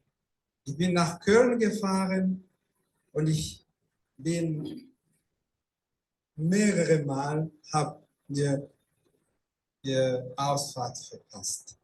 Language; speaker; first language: German; non-native, fluent; Rundi